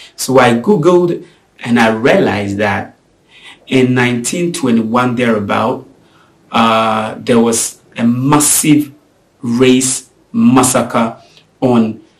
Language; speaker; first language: English; non-native, local second language; Akan